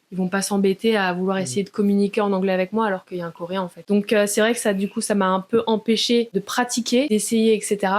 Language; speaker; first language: French; native; French